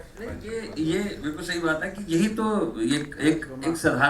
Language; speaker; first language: Hindi; native; Hindi